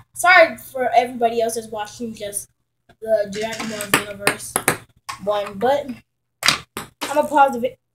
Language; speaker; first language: English; native; English